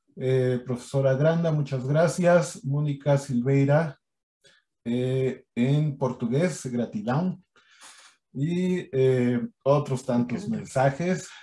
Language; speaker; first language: Spanish; native; Spanish